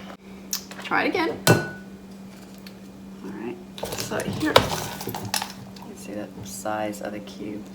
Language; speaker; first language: English; native; English